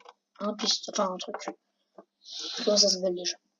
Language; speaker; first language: French; native; French